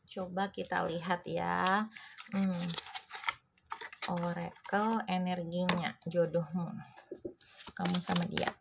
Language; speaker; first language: Indonesian; native; Indonesian